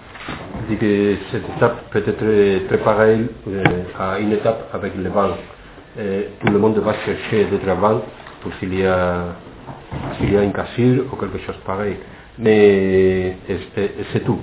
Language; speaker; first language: French; non-native, fluent; Spanish